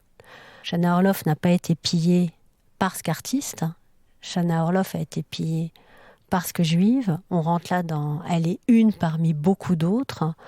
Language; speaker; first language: French; native; French